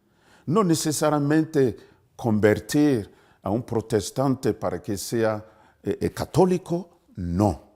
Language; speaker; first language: Spanish; non-native, fluent; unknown